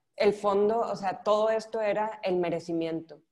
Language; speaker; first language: Spanish; native; Spanish